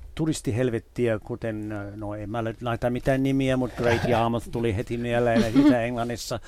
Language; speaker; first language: Finnish; non-native, fluent; English